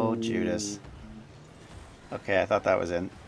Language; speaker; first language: English; native; English